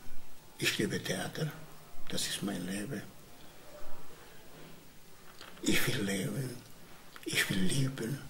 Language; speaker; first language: German; non-native, learner; Romany